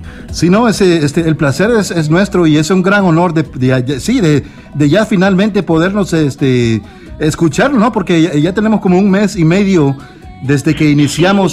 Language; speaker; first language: Spanish; native; Spanish